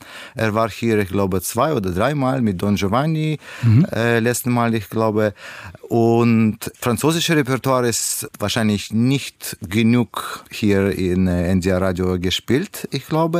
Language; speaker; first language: German; non-native, learner; Russian